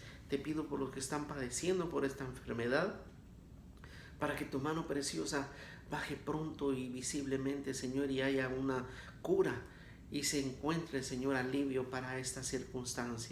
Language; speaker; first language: Spanish; native; Spanish